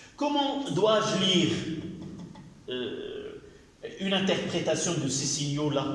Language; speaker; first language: French; non-native, local second language; Arabic